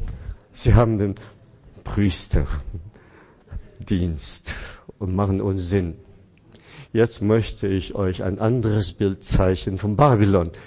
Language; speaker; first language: German; non-native, fluent; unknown